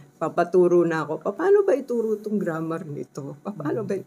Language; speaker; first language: Filipino; native; Filipino